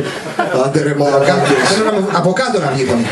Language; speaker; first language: Greek; native; Greek